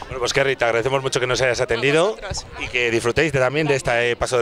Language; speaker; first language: Spanish; native; Spanish